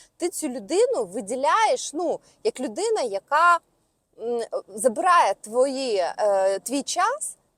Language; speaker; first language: Ukrainian; non-native, local second language; Russian